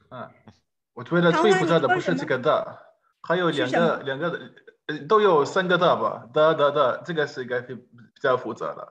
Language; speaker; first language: Chinese; non-native, fluent; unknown